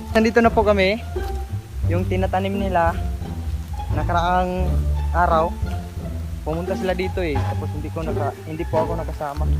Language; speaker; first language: Filipino; non-native, local second language; Cebuano